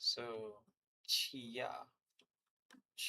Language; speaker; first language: Russian; non-native, learner; English